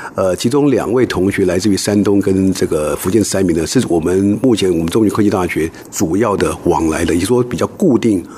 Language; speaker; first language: Chinese; native; Chinese